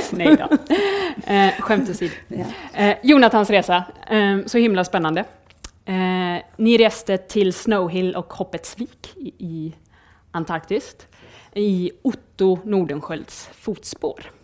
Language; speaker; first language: Swedish; native; Swedish